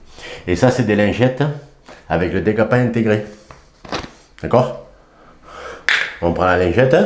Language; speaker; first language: French; native; French